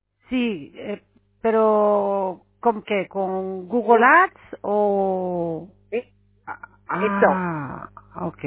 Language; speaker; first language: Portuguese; non-native, learner; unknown